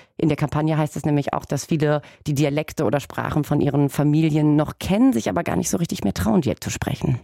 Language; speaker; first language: German; native; German